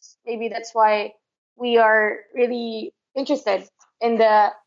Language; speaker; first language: English; non-native, local second language; Filipino